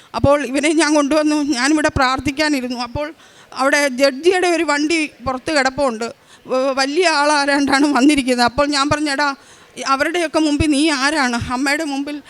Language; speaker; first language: Malayalam; native; Malayalam